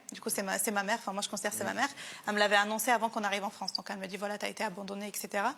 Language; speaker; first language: French; early bilingual, other home language; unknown